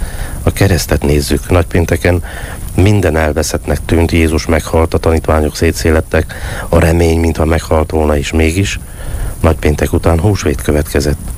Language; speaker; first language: Hungarian; native; Hungarian